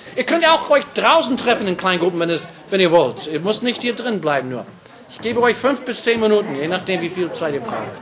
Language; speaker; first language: German; non-native, fluent; English